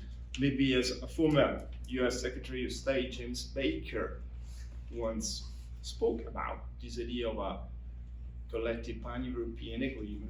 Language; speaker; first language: English; non-native, fluent; Italian